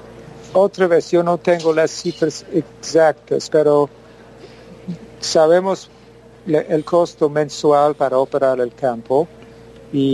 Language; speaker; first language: Spanish; non-native, fluent; English